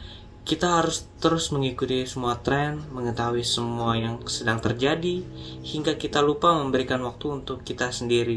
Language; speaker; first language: Indonesian; native; Indonesian